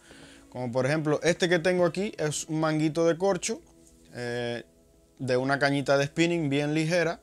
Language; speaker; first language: Spanish; native; Spanish